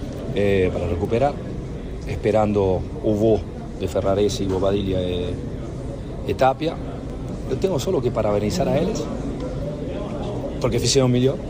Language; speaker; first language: Portuguese; non-native, fluent; Spanish